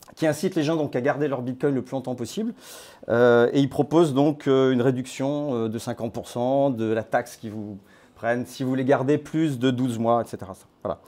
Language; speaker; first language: French; native; French